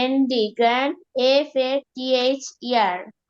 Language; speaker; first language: English; non-native, learner; Bangla